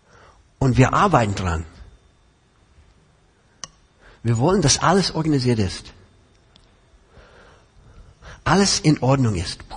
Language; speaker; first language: German; non-native, fluent; English